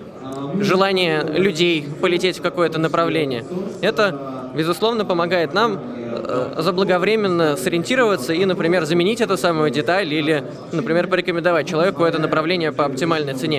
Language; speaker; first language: Russian; native; Russian